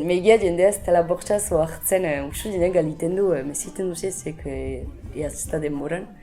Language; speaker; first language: Basque; native; Basque